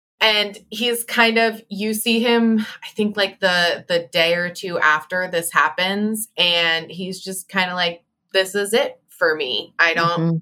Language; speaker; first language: English; native; English